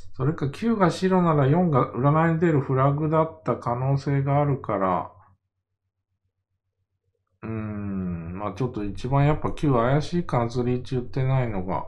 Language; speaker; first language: Japanese; native; Japanese